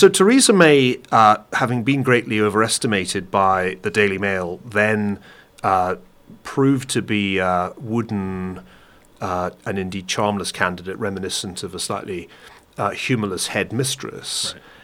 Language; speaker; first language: English; native; English